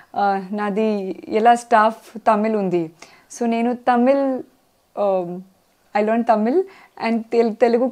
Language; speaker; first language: Telugu; non-native, learner; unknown